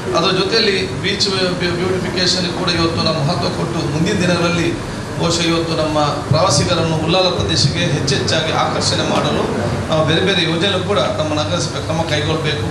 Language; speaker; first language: Kannada; non-native, local second language; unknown